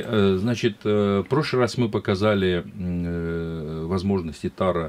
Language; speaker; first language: Russian; native; Russian